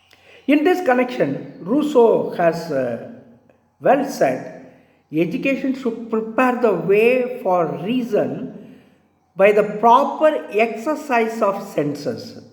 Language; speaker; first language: English; non-native, local second language; Tamil